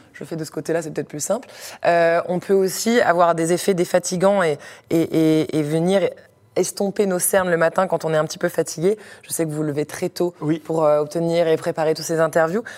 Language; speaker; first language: French; native; French